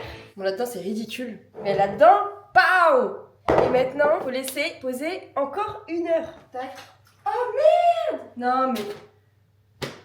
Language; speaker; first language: French; native; French